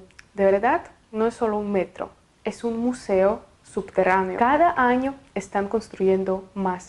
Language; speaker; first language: Spanish; non-native, fluent; Russian